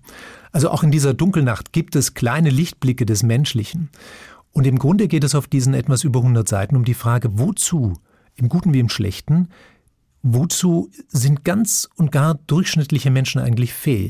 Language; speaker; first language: German; native; German